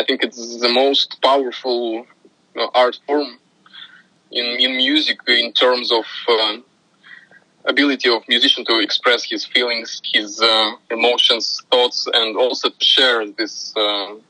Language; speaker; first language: English; non-native, fluent; Russian